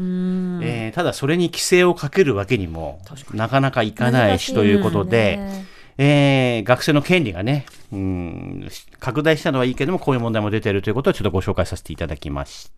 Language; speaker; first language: Japanese; native; Japanese